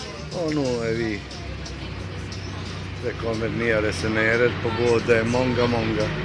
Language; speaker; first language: Swedish; non-native, fluent; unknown